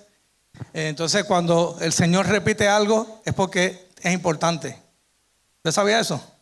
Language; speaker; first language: Spanish; native; Spanish